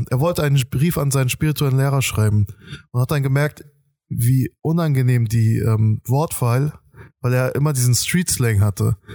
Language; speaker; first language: German; early bilingual, other home language; Persian